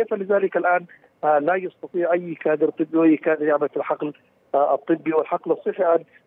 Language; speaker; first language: Arabic; native; Arabic